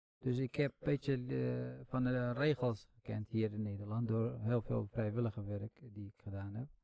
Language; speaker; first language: Dutch; non-native, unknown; Kurdish